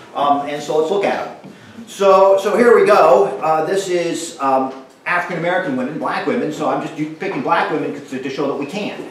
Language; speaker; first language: English; native; English